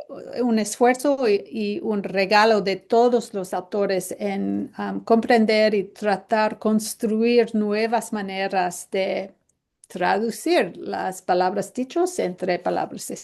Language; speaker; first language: Spanish; non-native, fluent; English